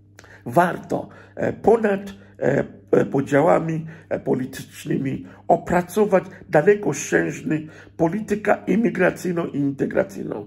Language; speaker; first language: Polish; non-native, fluent; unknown